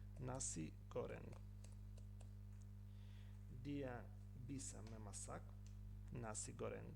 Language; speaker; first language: Indonesian; non-native, learner; Ukrainian